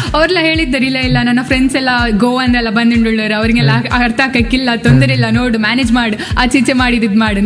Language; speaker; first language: Kannada; non-native, local second language; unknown